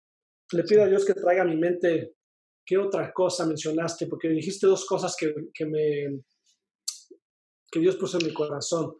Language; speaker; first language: Spanish; native; Spanish